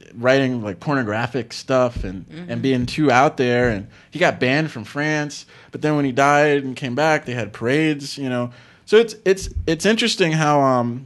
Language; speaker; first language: English; native; English